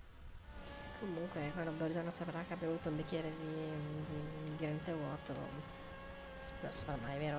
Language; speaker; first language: Italian; native; Italian